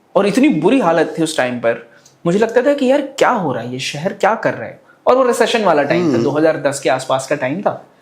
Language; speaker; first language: Hindi; non-native, local second language; Bhojpuri